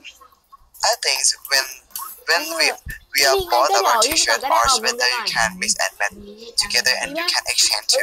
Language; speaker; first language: English; non-native, learner; Thai